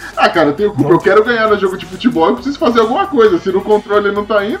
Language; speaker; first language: Portuguese; native; Portuguese